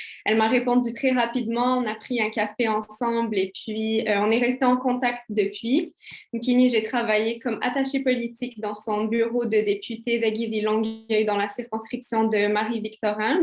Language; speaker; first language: French; early bilingual, other home language; Kabyle